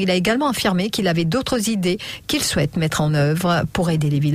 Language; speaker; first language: French; non-native, local second language; Morisyen